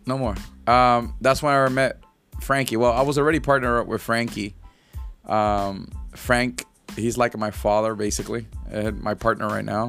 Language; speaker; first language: English; early bilingual, other home language; Spanish